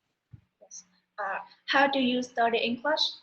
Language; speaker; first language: English; non-native, learner; Vietnamese